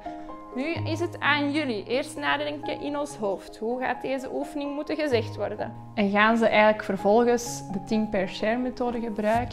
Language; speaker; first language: Dutch; native; Dutch